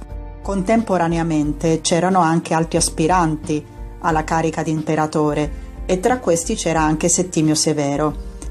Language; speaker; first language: Italian; native; Italian